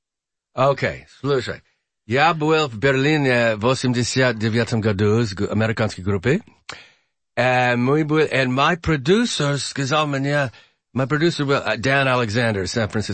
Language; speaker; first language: Russian; non-native, learner; English